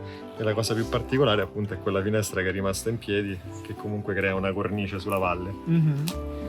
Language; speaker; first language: Italian; native; Italian